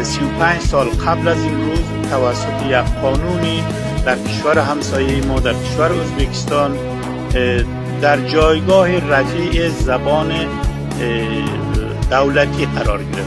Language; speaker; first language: Persian; non-native, local second language; Uzbek